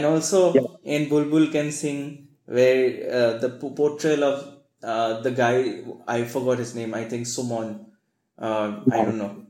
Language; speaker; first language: English; non-native, local second language; Assamese